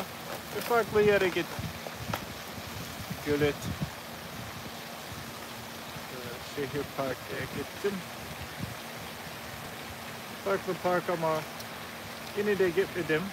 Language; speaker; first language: Turkish; non-native, learner; English